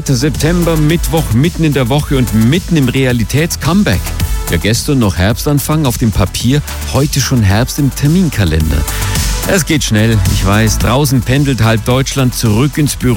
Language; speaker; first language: German; native; German